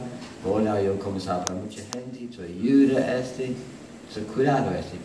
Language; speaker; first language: Spanish; non-native, learner; English